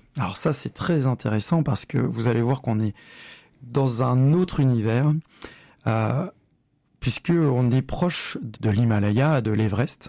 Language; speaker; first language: French; native; French